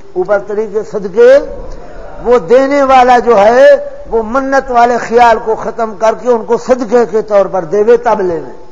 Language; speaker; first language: Urdu; non-native, local second language; Saraiki